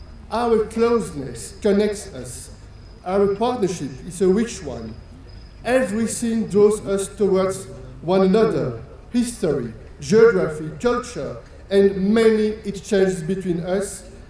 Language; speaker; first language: English; non-native, fluent; French